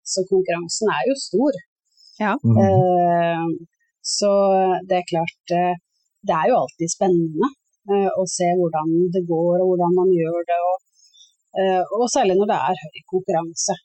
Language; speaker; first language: Norwegian; native; Norwegian